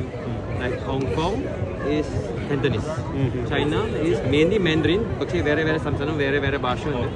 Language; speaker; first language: Malayalam; non-native, learner; Chinese